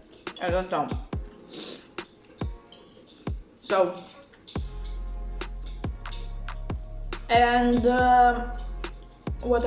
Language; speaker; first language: English; non-native, learner; Russian